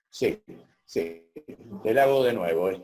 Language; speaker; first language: Spanish; native; Spanish